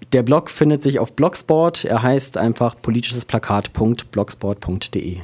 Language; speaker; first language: German; native; German